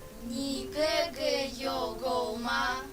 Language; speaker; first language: Chinese; non-native, learner; Kyrgyz